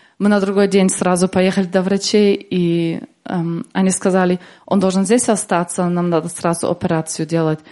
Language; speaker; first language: Russian; early bilingual, heritage; Russian